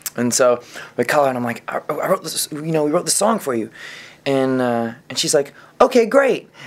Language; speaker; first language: English; native; English